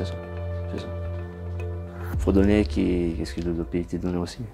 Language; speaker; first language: French; non-native, learner; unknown